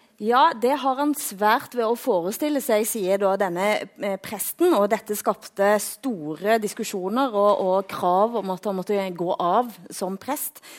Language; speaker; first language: Norwegian; native; Norwegian